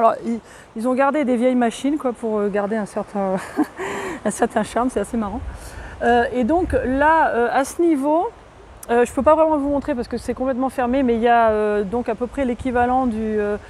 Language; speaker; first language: French; native; French